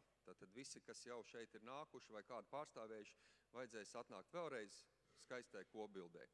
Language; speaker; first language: Latvian; native; Latvian